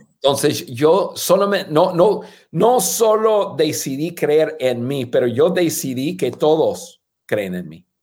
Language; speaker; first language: Spanish; non-native, fluent; English